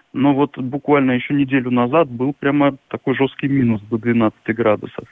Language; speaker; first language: Russian; native; Russian